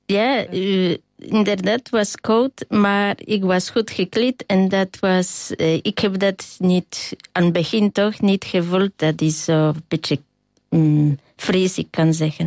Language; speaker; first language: Dutch; non-native, learner; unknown